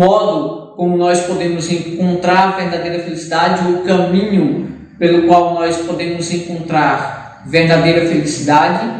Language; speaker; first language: Portuguese; native; Portuguese